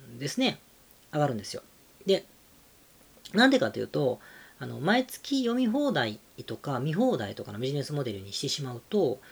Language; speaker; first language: Japanese; native; Japanese